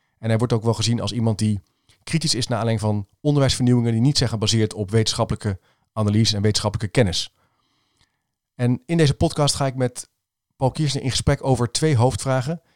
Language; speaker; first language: Dutch; native; Dutch